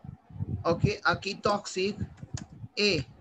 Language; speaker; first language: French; non-native, fluent; Hindi